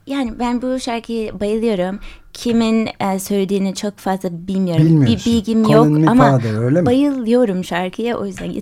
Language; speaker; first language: Turkish; early bilingual, heritage; English